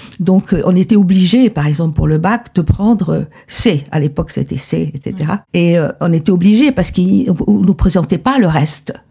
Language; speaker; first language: French; non-native, fluent; Spanish